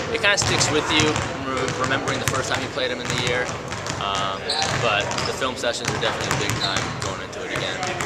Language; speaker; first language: English; native; English